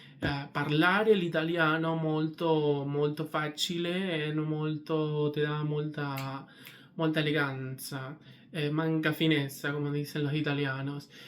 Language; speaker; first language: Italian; non-native, learner; Spanish